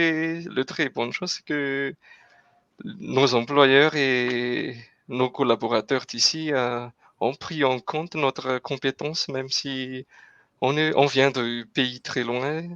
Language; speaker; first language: French; non-native, local second language; Malagasy